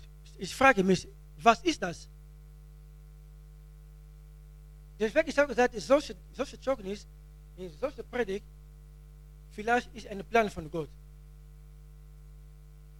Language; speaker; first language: German; non-native, learner; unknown